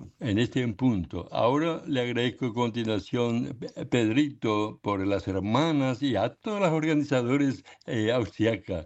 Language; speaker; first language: Spanish; non-native, local second language; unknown